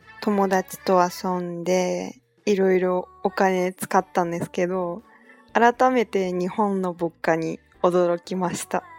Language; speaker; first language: Japanese; non-native, fluent; Chinese